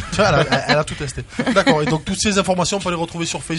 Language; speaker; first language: French; native; French